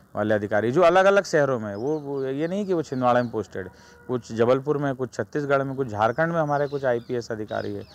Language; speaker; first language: Hindi; native; Hindi